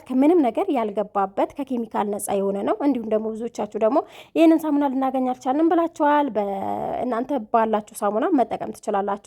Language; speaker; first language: Amharic; native; Amharic